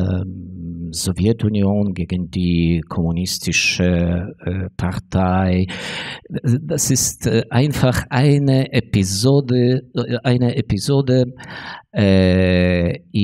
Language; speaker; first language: German; non-native, fluent; Ukrainian